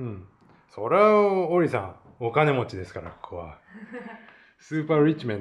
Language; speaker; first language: Japanese; native; Japanese